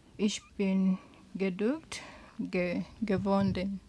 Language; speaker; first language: German; non-native, learner; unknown